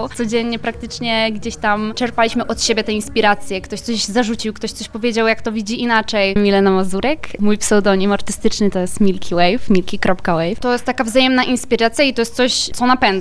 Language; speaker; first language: Polish; native; Polish